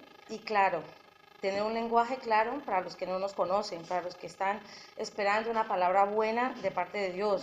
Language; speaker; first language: Spanish; native; Spanish